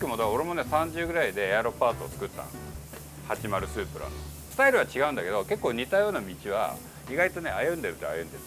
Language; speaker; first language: Japanese; native; Japanese